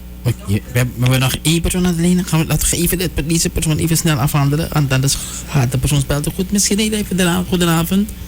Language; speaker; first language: Dutch; native; Dutch